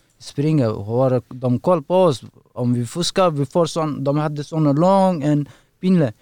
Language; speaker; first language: Swedish; non-native, learner; Persian